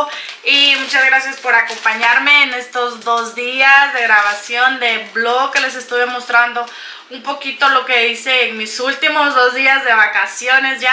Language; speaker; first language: Spanish; native; Spanish